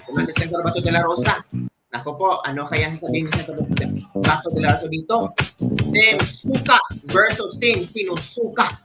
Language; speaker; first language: Filipino; native; Filipino